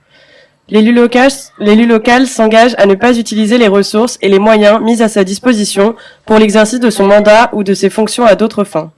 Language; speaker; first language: French; native; French